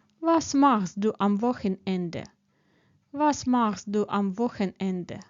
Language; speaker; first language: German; non-native, fluent; Ukrainian